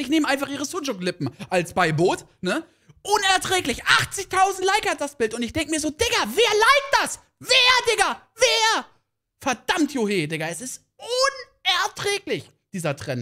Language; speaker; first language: German; native; German